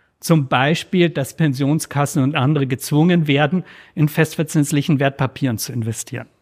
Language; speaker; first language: German; native; German